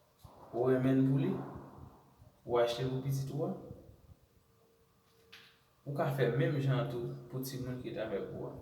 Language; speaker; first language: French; non-native, learner; Haitian Creole